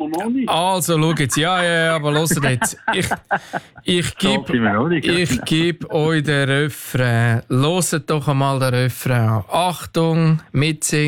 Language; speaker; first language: German; native; German